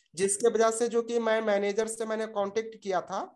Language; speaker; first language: Hindi; native; Hindi